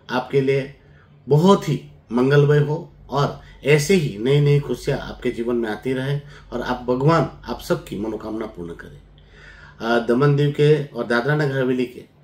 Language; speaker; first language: Hindi; non-native, local second language; Gujarati